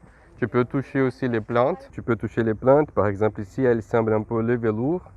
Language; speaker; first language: French; non-native, fluent; Portuguese